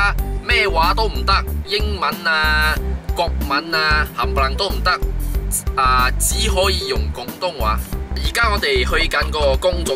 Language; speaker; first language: Cantonese; non-native, local second language; Chinese